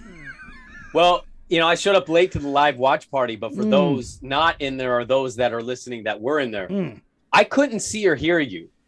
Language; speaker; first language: English; native; English